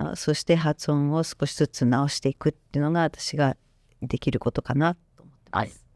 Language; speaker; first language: Japanese; non-native, local second language; English